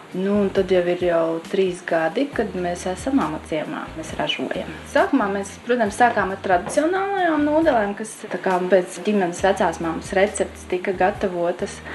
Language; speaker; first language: Latvian; native; Latvian